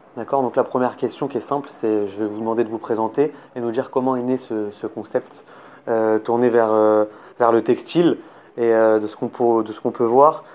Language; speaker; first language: French; native; French